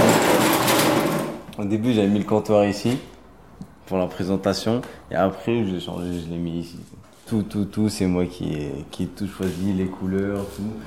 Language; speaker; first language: French; early bilingual, other home language; Arabic